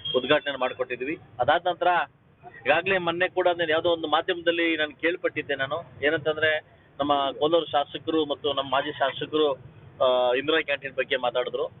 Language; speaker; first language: Kannada; native; Kannada